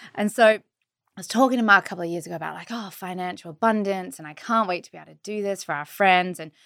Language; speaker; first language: English; native; English